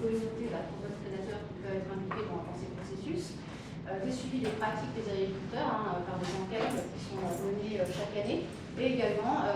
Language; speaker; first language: French; native; French